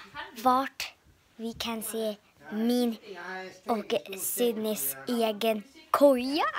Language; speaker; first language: Swedish; early bilingual, other home language; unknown